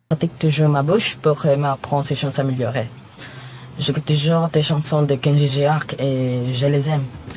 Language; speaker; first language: French; non-native, learner; Filipino